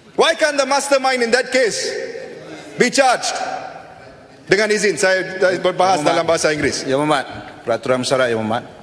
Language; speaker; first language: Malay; non-native, local second language; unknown